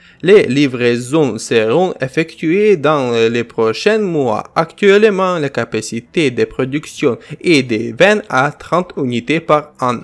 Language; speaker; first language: French; non-native, fluent; Ukrainian